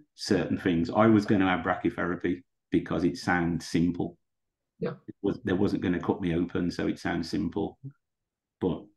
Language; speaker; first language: English; native; English